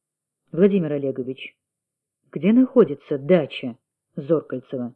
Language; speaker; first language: Russian; native; Russian